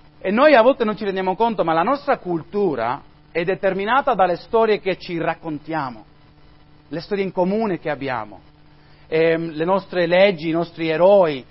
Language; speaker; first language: Italian; non-native, fluent; Spanish